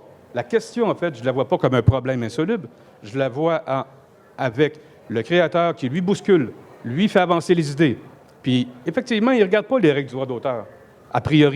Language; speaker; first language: French; native; French